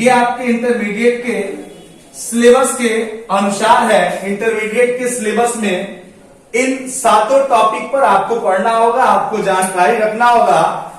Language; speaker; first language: Hindi; native; Hindi